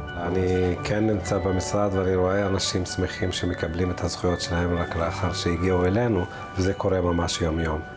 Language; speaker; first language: Hebrew; non-native, local second language; Arabic